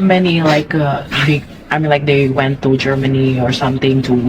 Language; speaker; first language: English; non-native, fluent; Indonesian